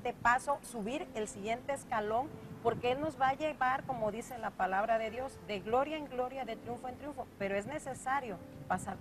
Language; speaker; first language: Spanish; native; Spanish